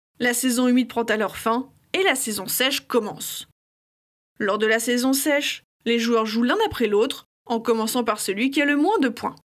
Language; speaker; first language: French; native; French